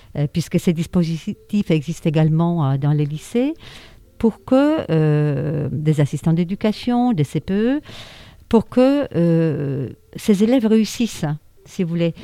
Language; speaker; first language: French; non-native, fluent; Polish